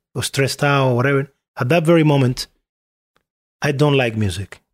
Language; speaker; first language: English; non-native, fluent; Spanish